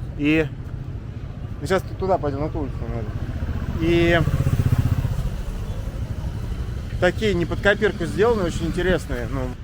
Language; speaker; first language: Russian; native; Russian